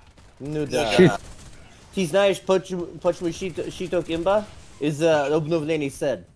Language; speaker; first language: Russian; non-native, learner; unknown